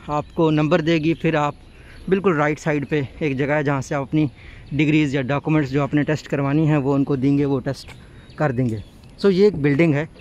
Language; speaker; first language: Urdu; non-native, local second language; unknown